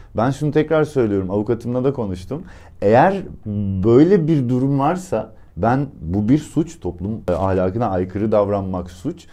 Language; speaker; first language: Turkish; native; Turkish